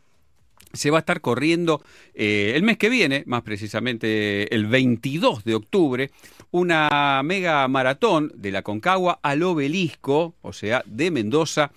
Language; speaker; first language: Spanish; native; Spanish